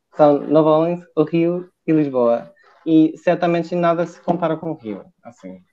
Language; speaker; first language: Portuguese; non-native, fluent; English